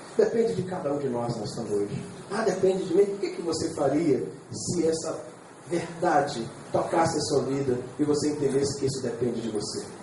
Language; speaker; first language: Portuguese; native; Portuguese